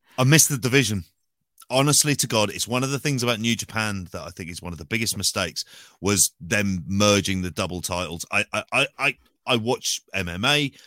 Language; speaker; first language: English; native; English